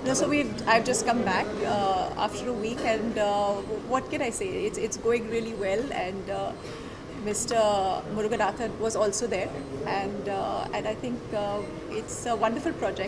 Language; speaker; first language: English; non-native, local second language; Hindi